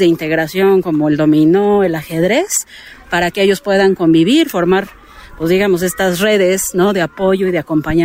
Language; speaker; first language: Spanish; native; Spanish